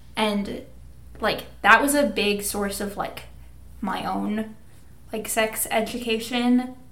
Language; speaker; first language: English; native; English